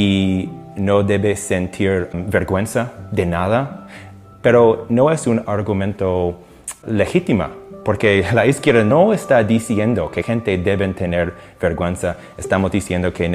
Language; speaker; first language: Spanish; non-native, fluent; English